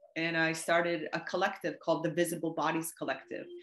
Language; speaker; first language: English; native; English